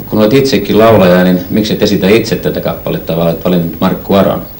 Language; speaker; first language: Finnish; native; Finnish